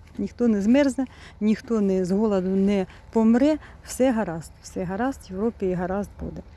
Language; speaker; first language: Ukrainian; native; Ukrainian